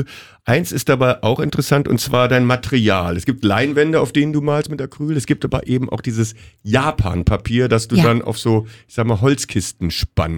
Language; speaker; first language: German; native; German